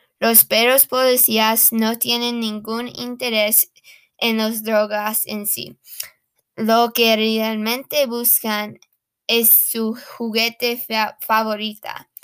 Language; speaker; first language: Spanish; non-native, learner; English